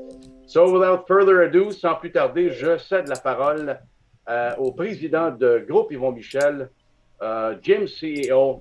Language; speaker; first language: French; native; French